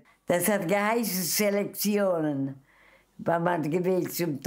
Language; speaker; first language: German; non-native, fluent; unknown